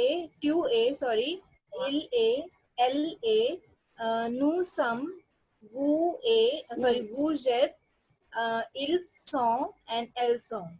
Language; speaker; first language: French; non-native, learner; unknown